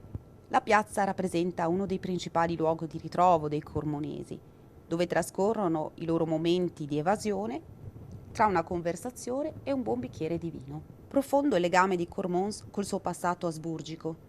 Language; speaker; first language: Italian; native; Italian